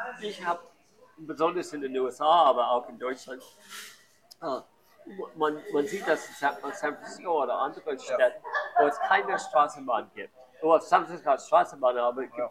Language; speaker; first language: German; non-native, learner; English